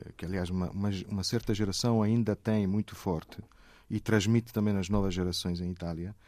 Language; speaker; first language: Portuguese; non-native, fluent; Italian